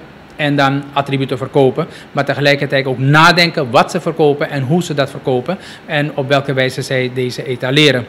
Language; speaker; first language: Dutch; native; Dutch